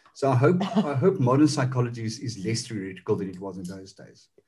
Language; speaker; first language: English; non-native, local second language; Afrikaans